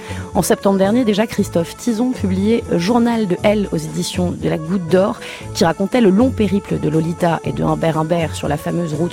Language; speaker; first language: French; native; French